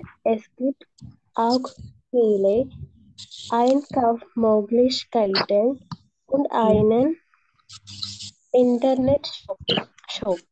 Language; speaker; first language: German; non-native, learner; Malayalam